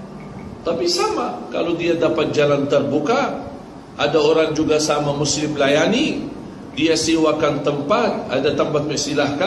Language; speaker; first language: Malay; non-native, fluent; Arabic